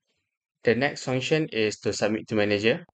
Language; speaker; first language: English; non-native, local second language; Malay